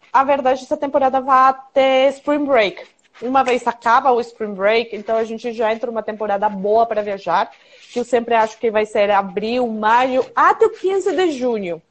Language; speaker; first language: Portuguese; non-native, fluent; Spanish